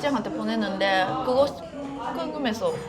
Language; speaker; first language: Korean; non-native, fluent; Japanese